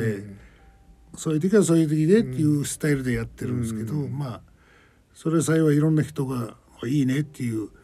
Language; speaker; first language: Japanese; non-native, fluent; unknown